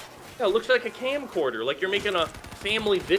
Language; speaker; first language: English; native; English